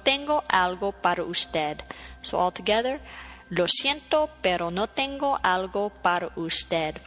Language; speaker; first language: Spanish; non-native, fluent; English